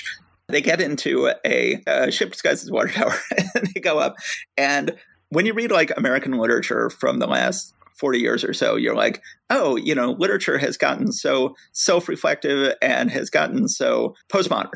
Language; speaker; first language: English; native; English